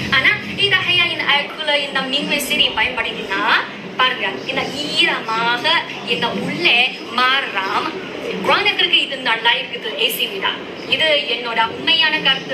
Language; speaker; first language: Tamil; non-native, fluent; Chinese